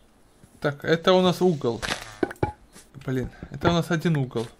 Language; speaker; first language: Russian; native; Russian